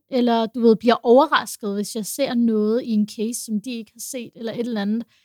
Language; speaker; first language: Danish; early bilingual, other home language; Urdu